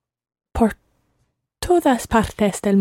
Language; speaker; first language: Spanish; non-native, learner; English